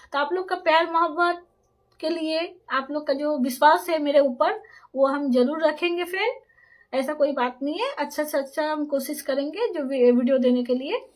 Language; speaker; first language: Hindi; non-native, local second language; Bangla